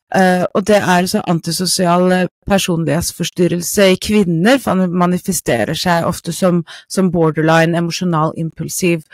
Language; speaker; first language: Norwegian; non-native, fluent; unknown